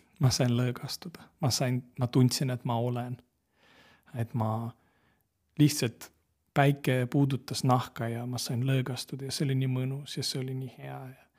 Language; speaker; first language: Estonian; non-native, local second language; Russian